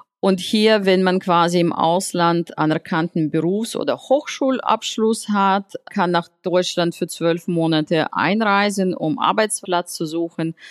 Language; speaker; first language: German; non-native, fluent; Russian